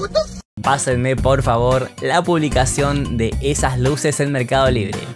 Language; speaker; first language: Spanish; native; Spanish